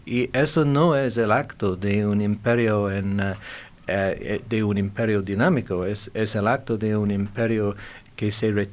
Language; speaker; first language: Spanish; non-native, fluent; English